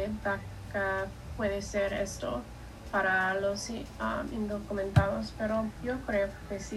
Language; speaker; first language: Spanish; non-native, learner; English